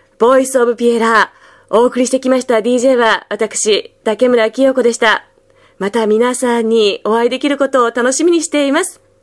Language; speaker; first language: Japanese; native; Japanese